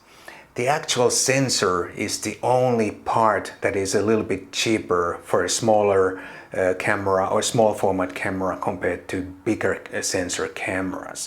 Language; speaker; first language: English; non-native, fluent; Finnish